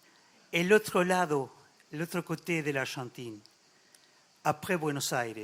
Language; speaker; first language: French; non-native, fluent; Spanish